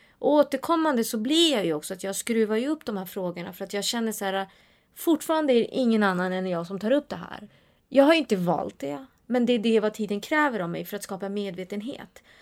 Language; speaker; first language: Swedish; early bilingual, other home language; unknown